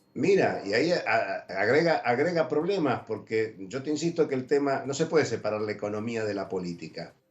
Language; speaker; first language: Spanish; native; Spanish